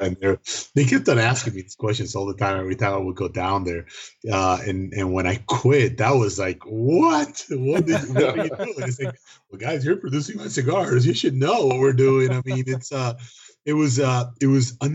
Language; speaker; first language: English; non-native, fluent; Spanish